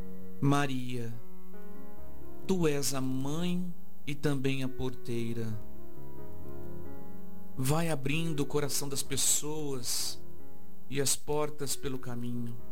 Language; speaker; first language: Portuguese; native; Portuguese